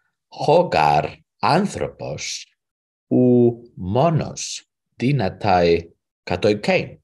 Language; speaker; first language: Greek; non-native, learner; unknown